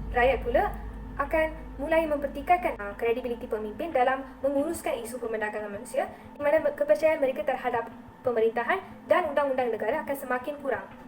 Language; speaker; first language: Malay; non-native, local second language; Tamil